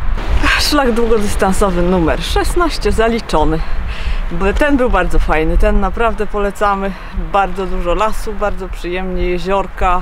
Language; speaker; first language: Polish; native; Polish